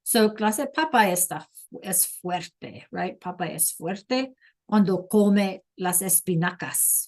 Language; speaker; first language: Spanish; non-native, learner; English